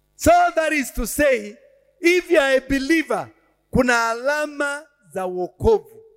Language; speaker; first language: English; non-native, local second language; Swahili